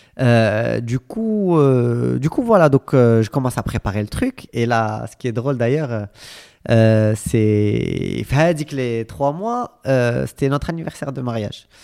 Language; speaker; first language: French; non-native, local second language; Arabic